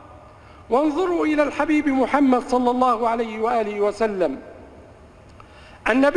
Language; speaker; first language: Arabic; native; Arabic